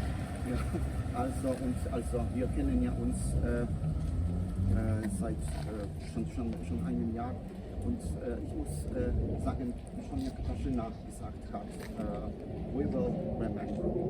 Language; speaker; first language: German; non-native, learner; Polish